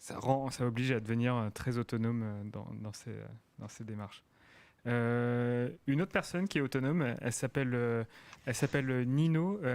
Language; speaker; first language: French; native; French